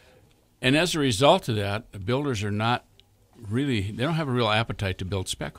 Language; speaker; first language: English; native; English